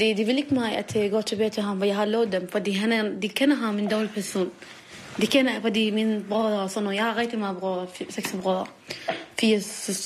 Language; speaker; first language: Danish; non-native, learner; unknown